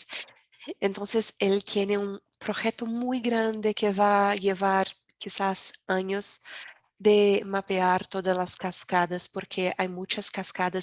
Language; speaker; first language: Spanish; non-native, learner; Portuguese